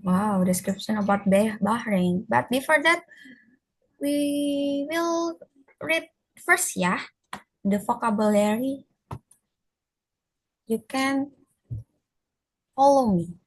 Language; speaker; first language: English; non-native, fluent; Indonesian